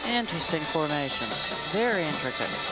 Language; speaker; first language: English; native; English